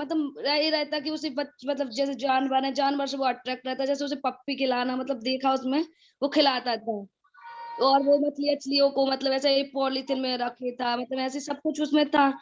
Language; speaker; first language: Hindi; native; Hindi